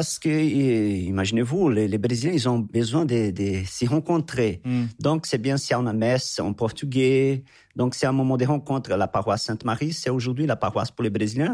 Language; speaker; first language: French; non-native, fluent; Portuguese